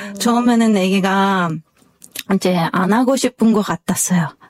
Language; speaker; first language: Korean; non-native, fluent; Kyrgyz